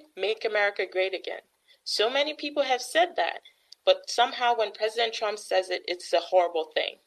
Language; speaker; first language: English; native; English